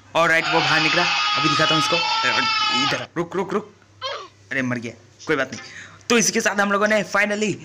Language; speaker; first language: Hindi; native; Hindi